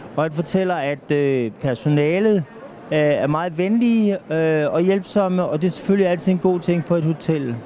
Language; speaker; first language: Danish; native; Danish